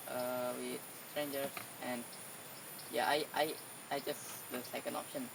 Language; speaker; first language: English; non-native, learner; Indonesian